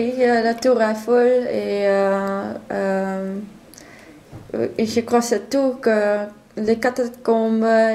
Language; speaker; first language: French; non-native, learner; Dutch